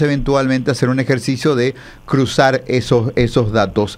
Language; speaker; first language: Spanish; native; Spanish